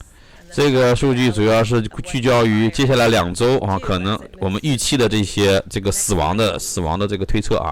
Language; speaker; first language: Chinese; native; Chinese